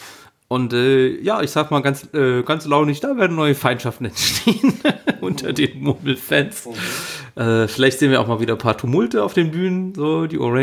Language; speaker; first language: German; native; German